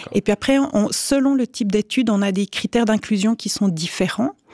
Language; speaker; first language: French; native; French